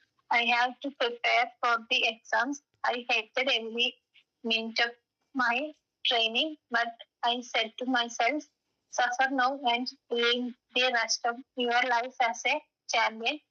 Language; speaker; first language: English; non-native, learner; Malayalam